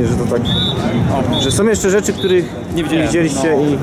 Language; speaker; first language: Polish; native; Polish